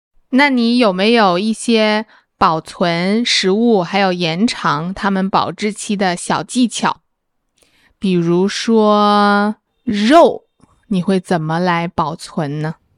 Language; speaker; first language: Chinese; native; Chinese